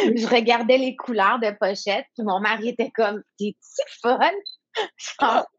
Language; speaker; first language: French; non-native, local second language; English